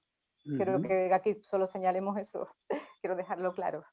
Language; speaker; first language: Spanish; native; Spanish